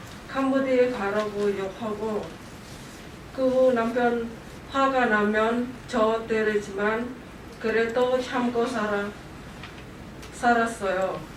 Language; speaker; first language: Korean; non-native, learner; Khmer